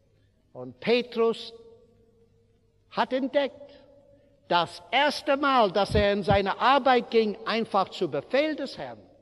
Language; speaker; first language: German; non-native, fluent; English